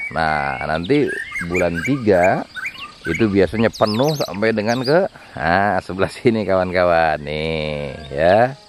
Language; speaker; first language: Indonesian; non-native, local second language; Sundanese